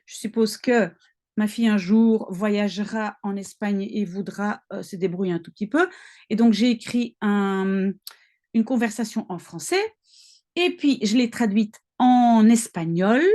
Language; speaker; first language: French; non-native, local second language; Dutch